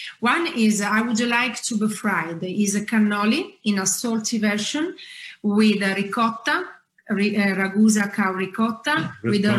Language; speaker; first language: English; non-native, fluent; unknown